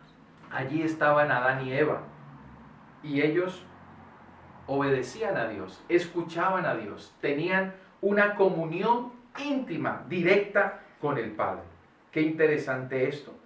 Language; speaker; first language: Spanish; native; Spanish